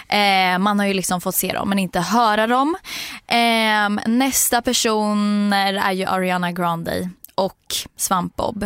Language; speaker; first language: Swedish; native; Swedish